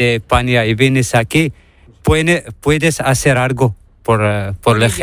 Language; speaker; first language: Spanish; non-native, learner; Arabic